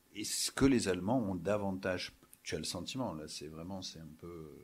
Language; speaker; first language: French; native; French